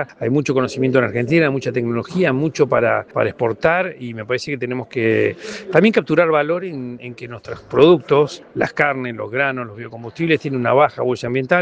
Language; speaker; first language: Spanish; native; Spanish